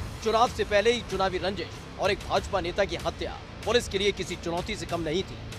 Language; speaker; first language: Hindi; native; Hindi